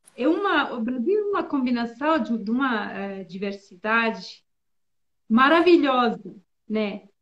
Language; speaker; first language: Portuguese; non-native, fluent; Serbian